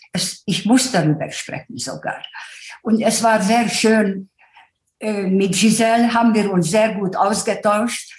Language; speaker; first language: German; non-native, fluent; Hungarian